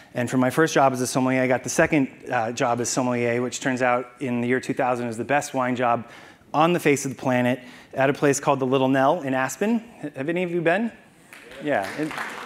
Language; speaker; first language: English; native; English